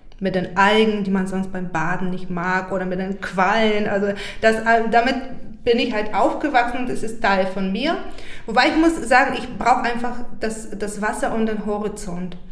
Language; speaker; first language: German; non-native, fluent; Bulgarian